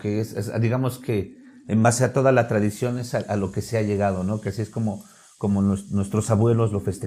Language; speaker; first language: Spanish; native; Spanish